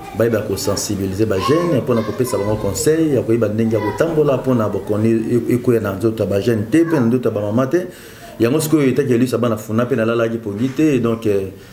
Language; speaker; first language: Lingala; native; Lingala